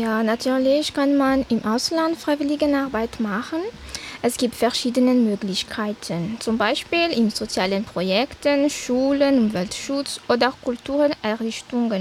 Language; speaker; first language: German; non-native, fluent; Malagasy